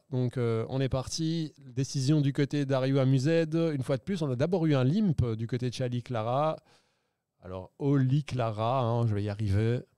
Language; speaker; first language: French; native; French